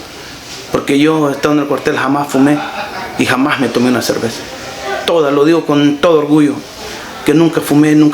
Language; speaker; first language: Spanish; native; Spanish